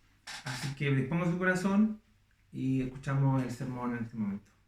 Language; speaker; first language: Spanish; native; Spanish